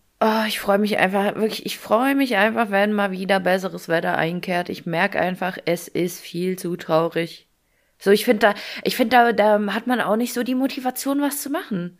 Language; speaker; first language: German; early bilingual, other home language; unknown